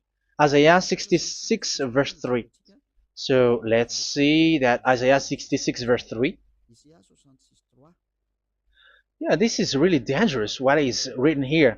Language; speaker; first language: English; non-native, fluent; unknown